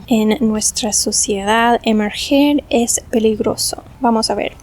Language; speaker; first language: Spanish; non-native, fluent; English